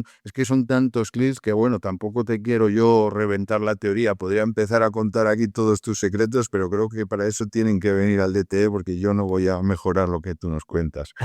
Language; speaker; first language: Spanish; native; Spanish